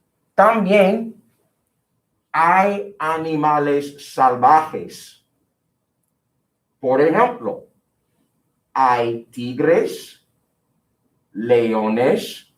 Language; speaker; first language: Spanish; non-native, fluent; English